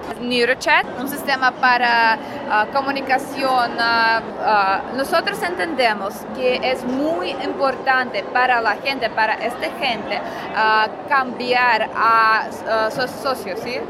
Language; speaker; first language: Spanish; non-native, learner; Russian